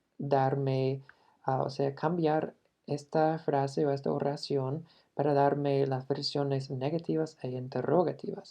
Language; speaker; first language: Spanish; non-native, fluent; English